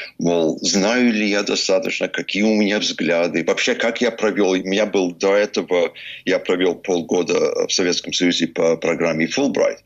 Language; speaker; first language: Russian; early bilingual, heritage; Russian